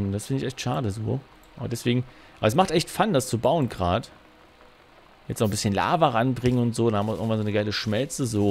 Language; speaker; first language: German; native; German